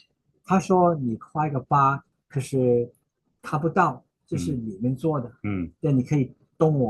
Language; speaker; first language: Chinese; early bilingual, heritage; Chinese